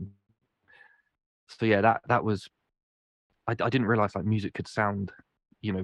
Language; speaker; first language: English; native; English